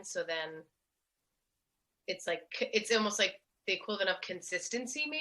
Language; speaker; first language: English; native; English